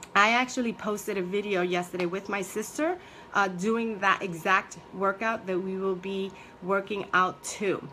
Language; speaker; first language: English; early bilingual, other home language; Spanish